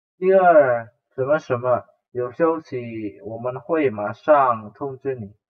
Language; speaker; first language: Chinese; non-native, fluent; Indonesian